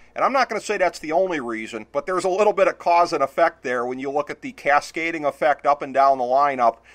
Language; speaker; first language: English; native; English